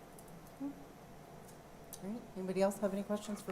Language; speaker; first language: English; native; English